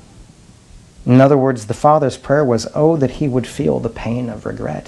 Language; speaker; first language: English; native; English